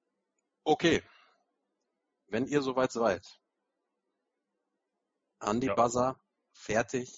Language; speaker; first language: German; native; German